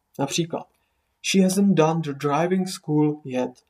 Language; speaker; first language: English; non-native, fluent; Czech